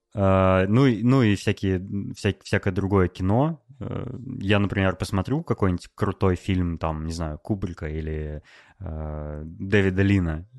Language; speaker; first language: Russian; native; Russian